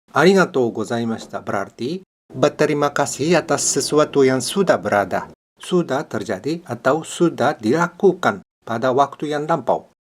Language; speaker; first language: Indonesian; non-native, fluent; Japanese